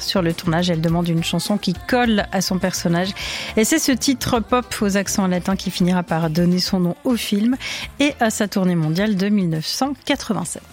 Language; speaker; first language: French; native; French